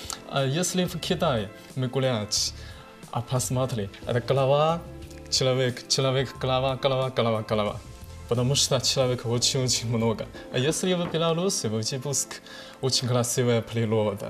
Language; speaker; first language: Russian; non-native, learner; Chinese